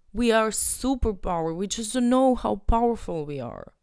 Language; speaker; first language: English; non-native, learner; Ukrainian